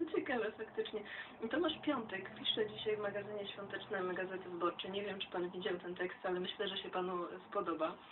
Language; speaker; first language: Polish; native; Polish